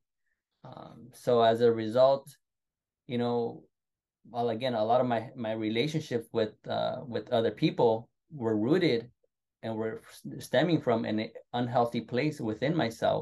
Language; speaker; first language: English; native; English